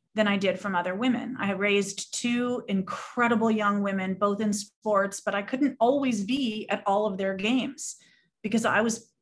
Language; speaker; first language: English; native; English